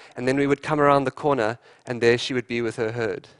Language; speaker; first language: English; native; English